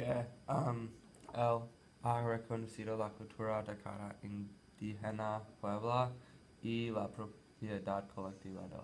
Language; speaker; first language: Spanish; non-native, learner; English